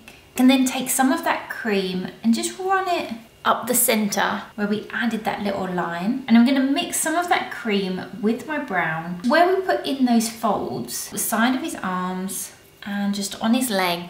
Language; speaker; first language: English; native; English